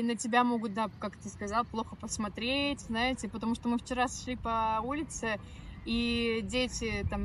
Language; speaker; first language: Russian; native; Russian